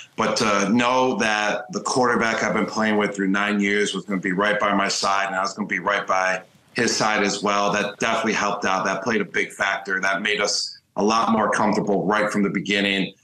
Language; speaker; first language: English; native; English